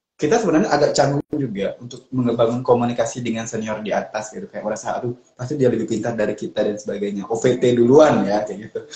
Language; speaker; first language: Indonesian; native; Indonesian